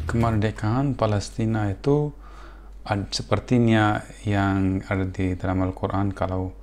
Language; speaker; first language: Indonesian; non-native, fluent; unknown